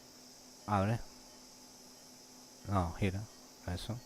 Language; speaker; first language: Spanish; native; Spanish